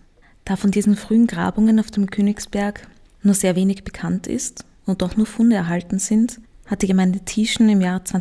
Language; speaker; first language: German; native; German